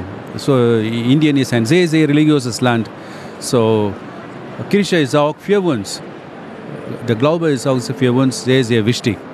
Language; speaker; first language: German; non-native, fluent; Tamil